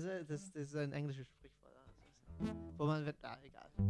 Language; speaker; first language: German; non-native, fluent; Italian